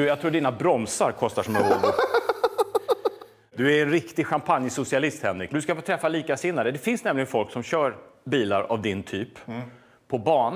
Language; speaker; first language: Swedish; native; Swedish